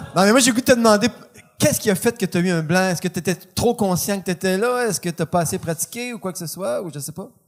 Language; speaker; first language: French; native; French